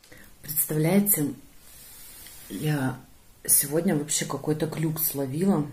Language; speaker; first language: Russian; native; Russian